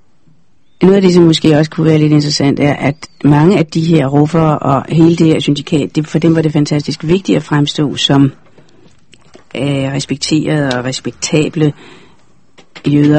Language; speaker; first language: Danish; native; Danish